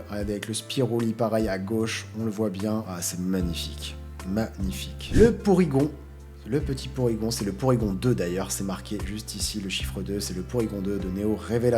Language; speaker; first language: French; native; French